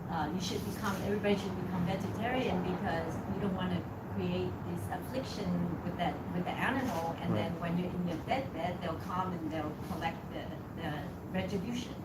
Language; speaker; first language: English; non-native, learner; Vietnamese